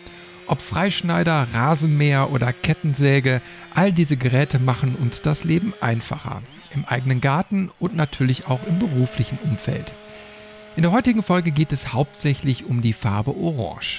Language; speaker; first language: German; native; German